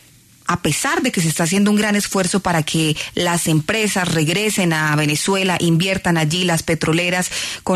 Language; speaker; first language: Spanish; native; Spanish